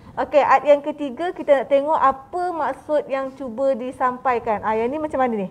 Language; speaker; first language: Malay; native; Malay